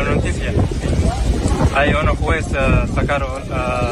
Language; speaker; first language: Spanish; non-native, learner; Arabic